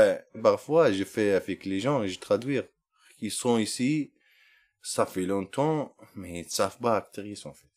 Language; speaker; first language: French; non-native, learner; Arabic